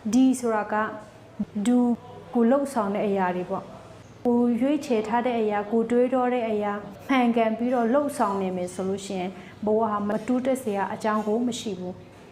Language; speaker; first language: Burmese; non-native, local second language; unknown